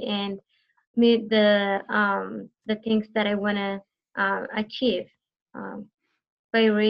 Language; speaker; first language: English; non-native, fluent; Tigrinya